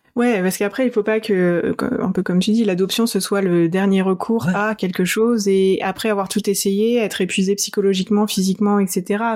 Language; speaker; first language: French; early bilingual, other home language; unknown